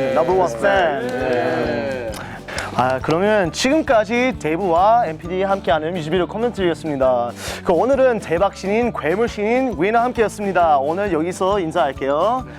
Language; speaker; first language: Korean; non-native, fluent; English